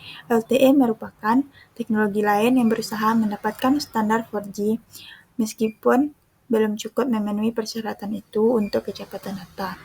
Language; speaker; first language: Indonesian; native; Indonesian